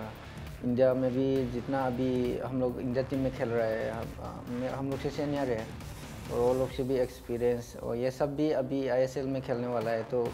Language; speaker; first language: Hindi; non-native, local second language; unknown